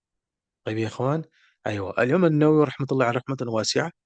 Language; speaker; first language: Arabic; non-native, fluent; French